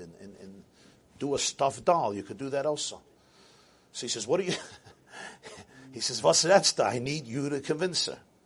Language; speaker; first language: English; native; English